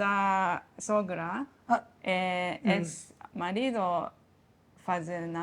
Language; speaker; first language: Portuguese; non-native, learner; Japanese